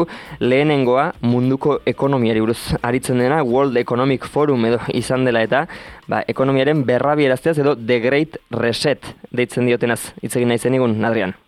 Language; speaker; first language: Basque; native; Basque